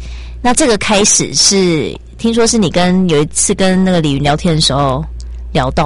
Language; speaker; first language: Chinese; native; Chinese